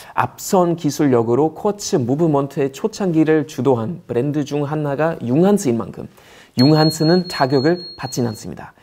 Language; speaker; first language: Korean; non-native, fluent; German